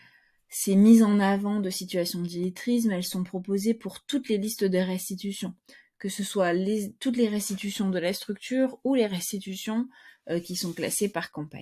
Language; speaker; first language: French; native; French